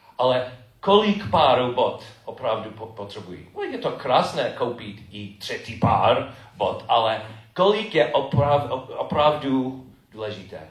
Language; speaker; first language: Czech; non-native, fluent; English